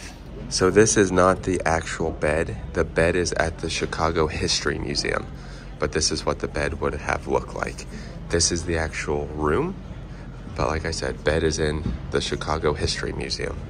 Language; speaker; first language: English; native; English